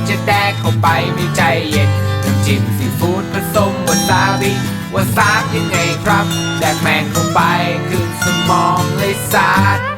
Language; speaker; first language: Thai; native; Thai